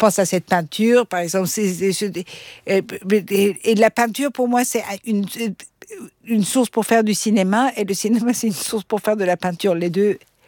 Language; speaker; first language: French; non-native, fluent; Persian